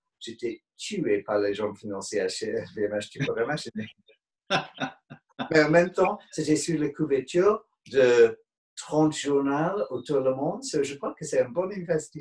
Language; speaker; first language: French; non-native, fluent; English